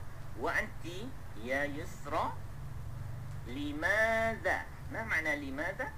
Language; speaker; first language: Arabic; non-native, fluent; Malay